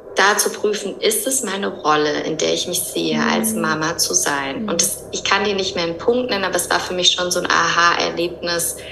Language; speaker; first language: German; native; German